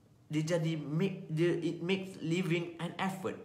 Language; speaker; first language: English; non-native, local second language; Malay